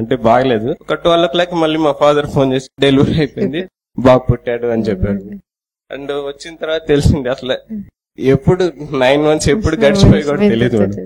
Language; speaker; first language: Telugu; native; Telugu